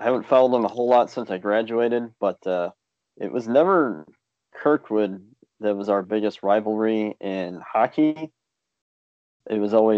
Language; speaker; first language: English; native; English